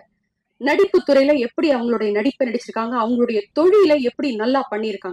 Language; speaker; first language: Tamil; native; Tamil